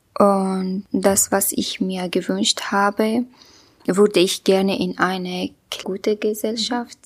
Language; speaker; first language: German; non-native, learner; Kurdish